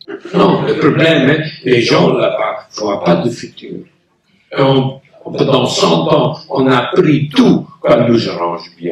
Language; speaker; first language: French; non-native, local second language; Dutch